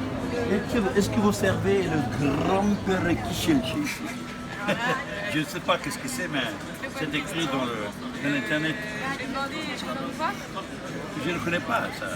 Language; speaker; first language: French; non-native, learner; English